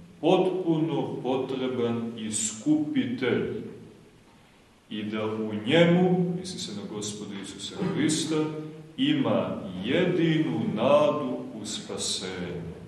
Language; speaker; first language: Serbian; native; Serbian